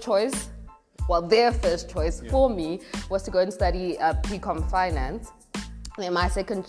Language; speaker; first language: English; non-native, local second language; Zulu